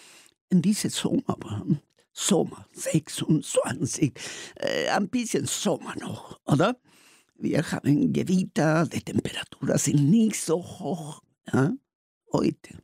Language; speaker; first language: German; non-native, fluent; Spanish